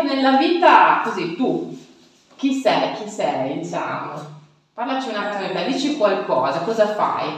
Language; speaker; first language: Italian; native; Italian